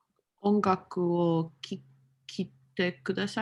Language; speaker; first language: Japanese; non-native, learner; English